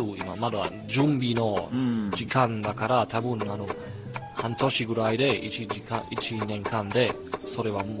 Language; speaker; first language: Japanese; non-native, fluent; German